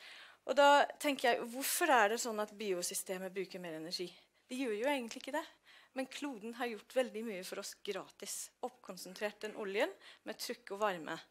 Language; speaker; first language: Norwegian; non-native, fluent; English